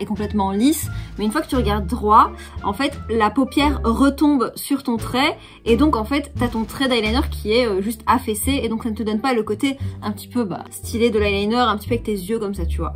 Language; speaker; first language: French; native; French